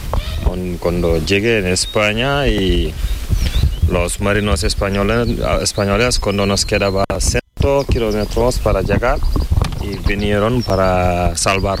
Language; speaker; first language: Spanish; non-native, learner; Fula